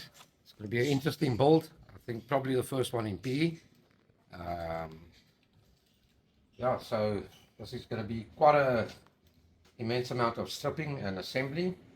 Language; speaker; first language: English; native; English